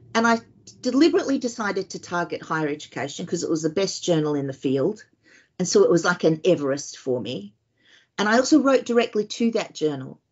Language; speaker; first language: English; native; English